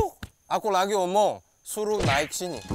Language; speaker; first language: Indonesian; non-native, learner; Korean